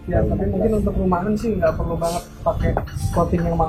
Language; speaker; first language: Indonesian; native; Indonesian